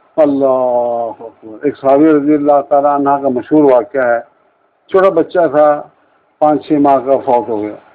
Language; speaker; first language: Urdu; non-native, local second language; Punjabi